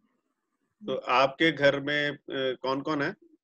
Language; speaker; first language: Hindi; native; Hindi